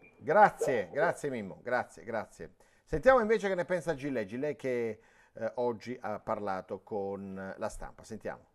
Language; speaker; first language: Italian; native; Italian